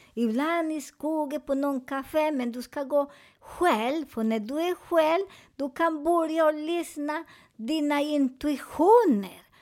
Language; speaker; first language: Swedish; non-native, learner; Spanish